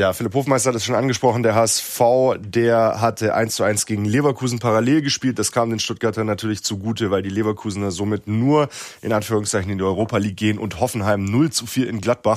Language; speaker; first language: German; native; German